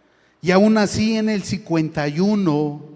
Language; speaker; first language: Spanish; native; Spanish